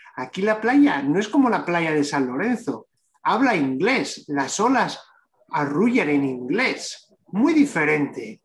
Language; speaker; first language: Spanish; native; Spanish